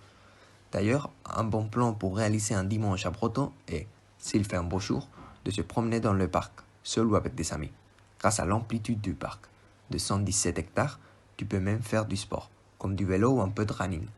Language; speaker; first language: French; non-native, learner; Spanish